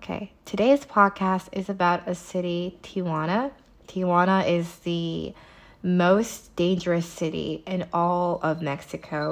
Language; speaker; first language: English; native; English